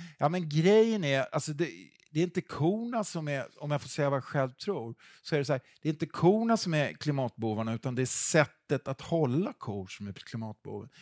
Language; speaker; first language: Swedish; native; Swedish